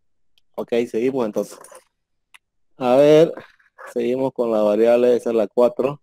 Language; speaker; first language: Spanish; native; Spanish